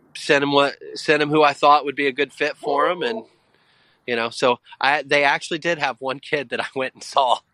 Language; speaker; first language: English; native; English